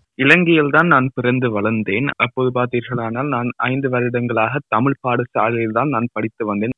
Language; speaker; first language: Tamil; native; Tamil